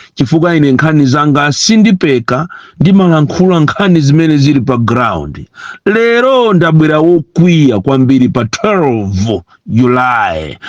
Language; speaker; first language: Nyanja; non-native, local second language; Tumbuka